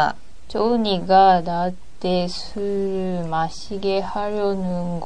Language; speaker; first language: Korean; non-native, learner; Japanese